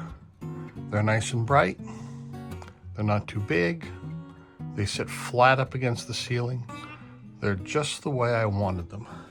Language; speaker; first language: English; native; English